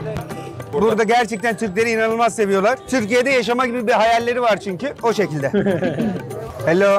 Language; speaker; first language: Turkish; native; Turkish